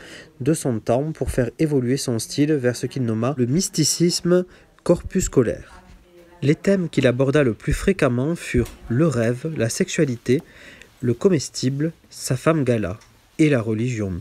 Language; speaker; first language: French; native; French